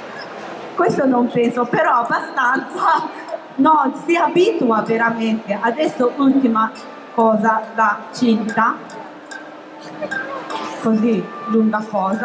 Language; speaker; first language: Italian; non-native, fluent; Japanese